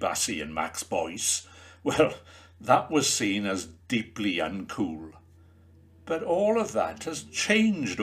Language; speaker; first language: English; native; English